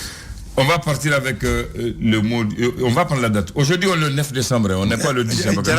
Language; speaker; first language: French; non-native, local second language; Bambara